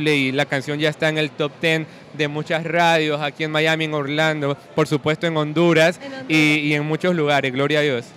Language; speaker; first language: Spanish; native; Spanish